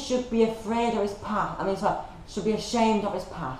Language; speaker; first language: English; native; English